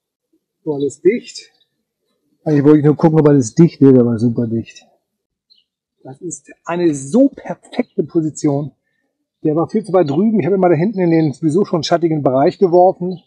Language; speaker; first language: German; native; German